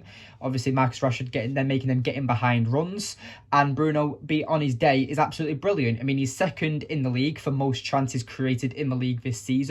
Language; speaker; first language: English; native; English